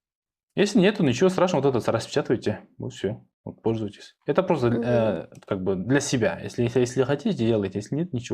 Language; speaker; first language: Russian; non-native, local second language; Kyrgyz